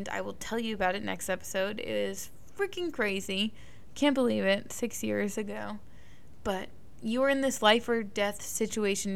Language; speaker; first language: English; native; English